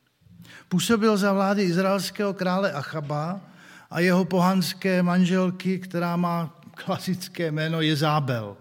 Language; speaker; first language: Czech; native; Czech